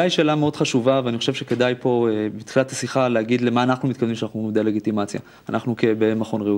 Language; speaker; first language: Hebrew; native; Hebrew